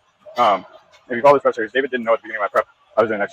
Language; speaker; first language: English; native; English